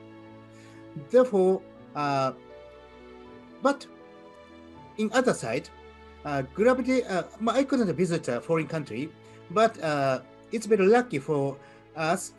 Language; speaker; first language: English; non-native, learner; Japanese